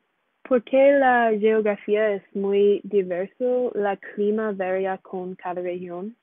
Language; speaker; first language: Spanish; non-native, learner; English